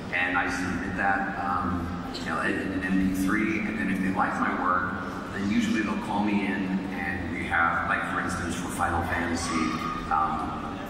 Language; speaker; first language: English; native; English